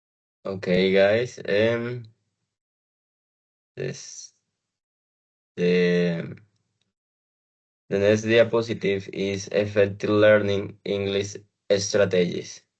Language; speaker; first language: English; non-native, learner; Spanish